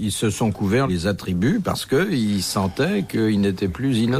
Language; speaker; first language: French; native; French